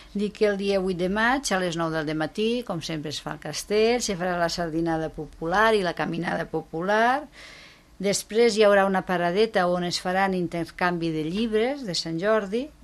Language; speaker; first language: Catalan; native; Catalan